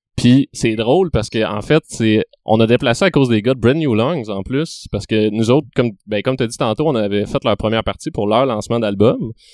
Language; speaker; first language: French; native; French